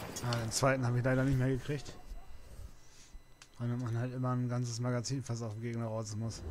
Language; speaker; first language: German; native; German